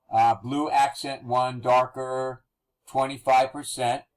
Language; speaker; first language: English; native; English